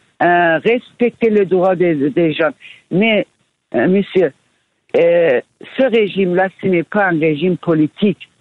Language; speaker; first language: French; non-native, fluent; Persian